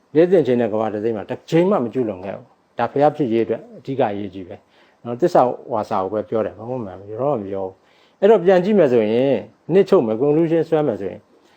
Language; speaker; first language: Burmese; native; Burmese